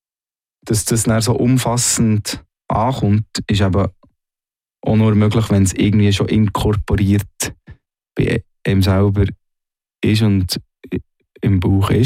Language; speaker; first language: German; native; German